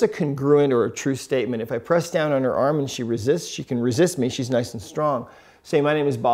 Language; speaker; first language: English; native; English